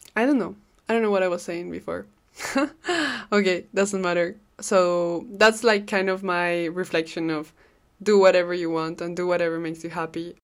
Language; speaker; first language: English; non-native, fluent; Spanish